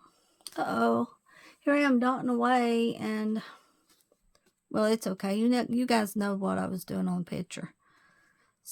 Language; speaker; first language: English; native; English